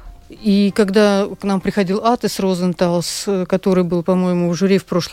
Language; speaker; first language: Russian; native; Russian